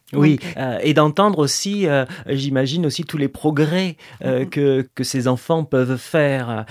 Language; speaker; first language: French; native; French